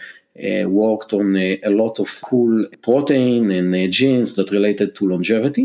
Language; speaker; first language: English; non-native, fluent; Hebrew